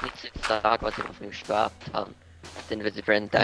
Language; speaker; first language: German; native; German